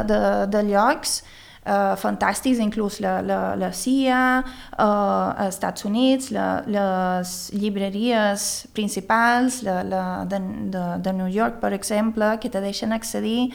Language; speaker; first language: Catalan; early bilingual, other home language; Swedish